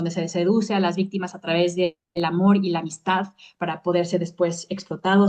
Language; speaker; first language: Spanish; native; Spanish